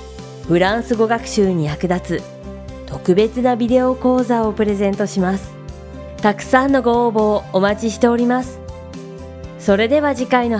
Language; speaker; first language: Japanese; native; Japanese